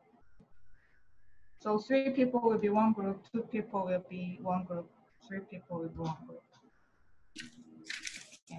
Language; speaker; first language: English; non-native, fluent; Korean